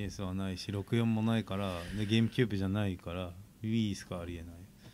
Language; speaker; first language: Japanese; native; Japanese